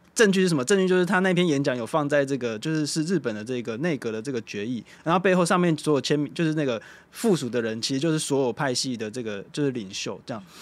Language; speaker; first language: Chinese; native; Chinese